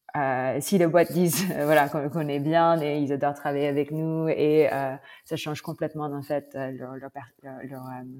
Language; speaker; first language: French; non-native, fluent; Filipino